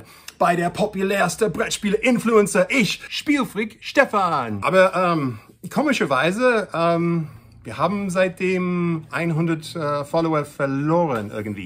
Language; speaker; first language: German; non-native, learner; English